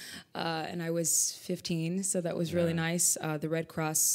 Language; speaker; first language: English; native; English